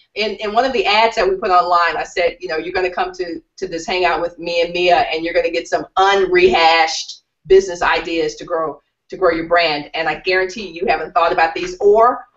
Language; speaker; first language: English; native; English